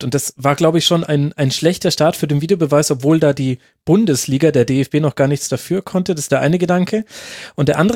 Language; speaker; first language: German; native; German